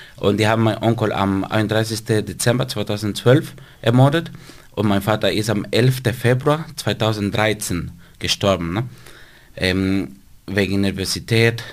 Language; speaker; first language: German; non-native, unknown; Spanish